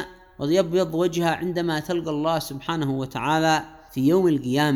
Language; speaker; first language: Arabic; native; Arabic